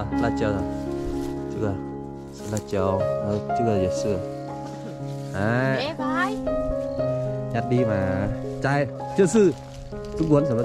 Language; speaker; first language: Chinese; non-native, fluent; Vietnamese